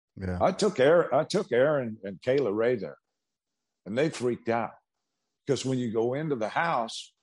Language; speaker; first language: English; native; English